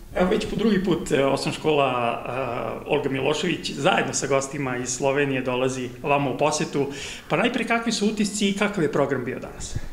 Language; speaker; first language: Serbian; native; Serbian